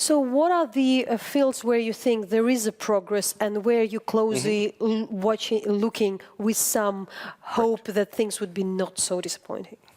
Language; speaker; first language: English; non-native, fluent; Ukrainian